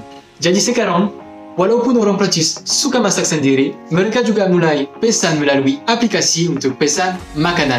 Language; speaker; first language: Indonesian; non-native, fluent; French